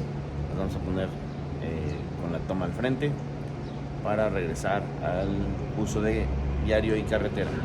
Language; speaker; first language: Spanish; native; Spanish